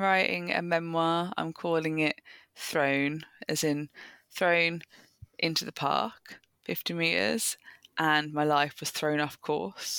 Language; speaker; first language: English; native; English